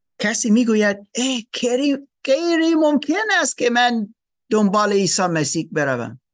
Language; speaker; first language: Persian; non-native, learner; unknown